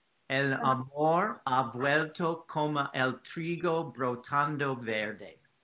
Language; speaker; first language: Spanish; non-native, learner; English